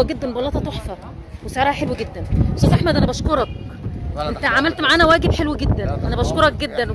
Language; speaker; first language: Arabic; native; Arabic